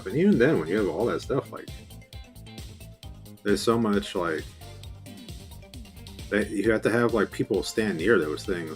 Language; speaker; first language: English; native; English